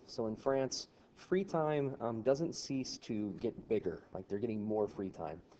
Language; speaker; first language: English; native; English